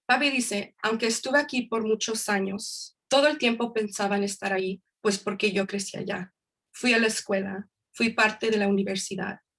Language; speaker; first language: Spanish; early bilingual, heritage; Spanish